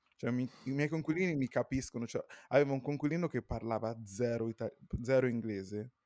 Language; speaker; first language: Italian; native; Italian